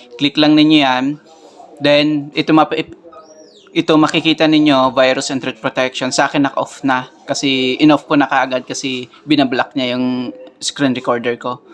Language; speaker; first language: Filipino; native; Filipino